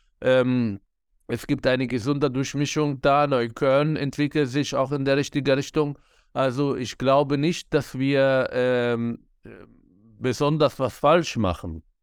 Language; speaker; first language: German; non-native, fluent; Arabic